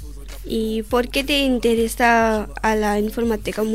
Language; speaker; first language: Spanish; non-native, learner; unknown